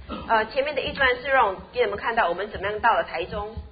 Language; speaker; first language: Chinese; native; Chinese